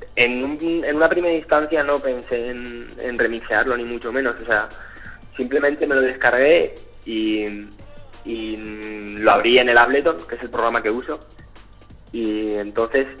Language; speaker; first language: Spanish; early bilingual, other home language; French